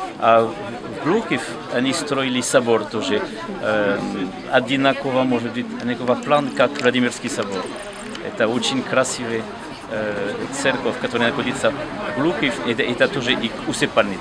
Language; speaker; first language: Russian; non-native, learner; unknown